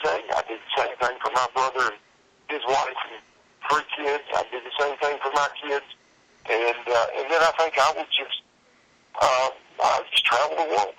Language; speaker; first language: English; native; English